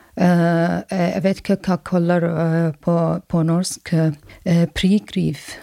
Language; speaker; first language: Norwegian; non-native, learner; Arabic